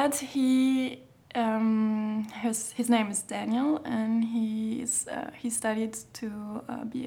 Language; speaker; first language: English; non-native, fluent; German